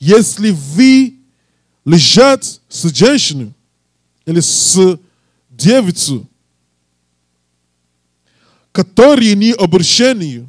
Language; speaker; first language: Russian; non-native, learner; English